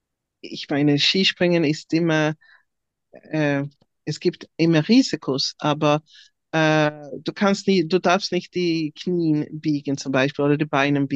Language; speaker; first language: German; non-native, fluent; Swedish